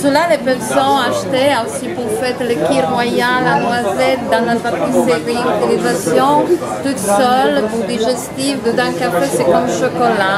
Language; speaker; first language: French; non-native, learner; Italian